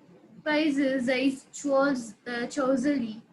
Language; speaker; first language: Chinese; non-native, learner; Hindi